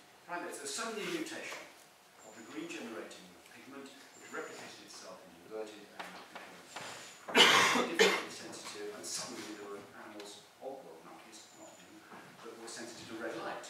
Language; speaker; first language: English; native; English